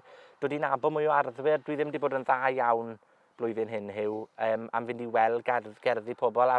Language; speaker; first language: Welsh; native; Welsh